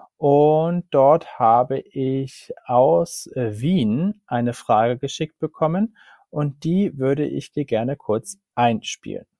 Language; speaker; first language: German; native; German